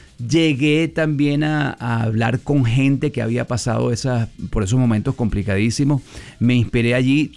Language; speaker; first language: Spanish; native; Spanish